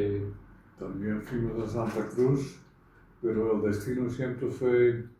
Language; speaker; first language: Spanish; non-native, fluent; Dutch